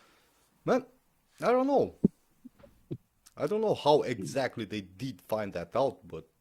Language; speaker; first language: English; non-native, fluent; Romanian